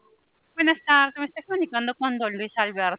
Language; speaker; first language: Spanish; native; Spanish